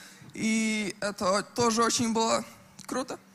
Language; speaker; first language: Russian; non-native, local second language; Latvian